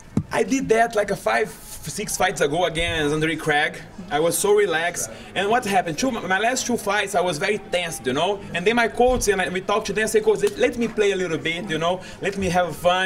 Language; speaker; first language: English; non-native, learner; Portuguese